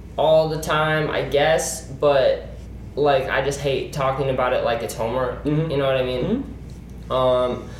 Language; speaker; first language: English; native; English